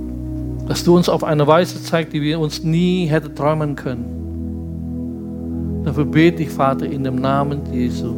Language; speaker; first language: German; non-native, fluent; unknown